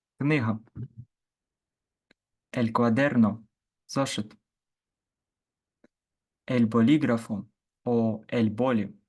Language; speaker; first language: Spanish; non-native, fluent; Ukrainian